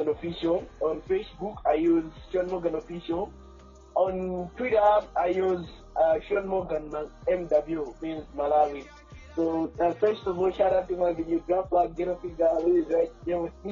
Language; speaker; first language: English; non-native, local second language; Nyanja